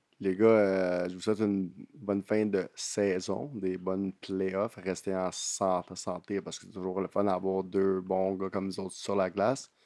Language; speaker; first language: French; native; French